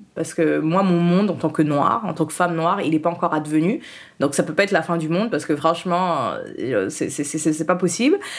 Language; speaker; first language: French; early bilingual, other home language; Haitian Creole